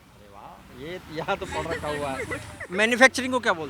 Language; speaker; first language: Hindi; native; Hindi